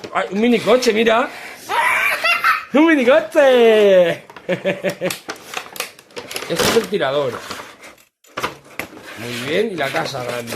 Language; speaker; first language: Spanish; native; Spanish